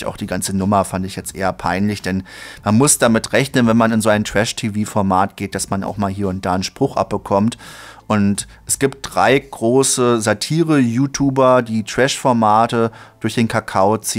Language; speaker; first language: German; native; German